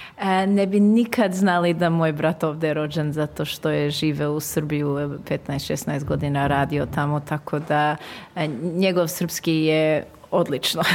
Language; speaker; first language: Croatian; early bilingual, heritage; Serbian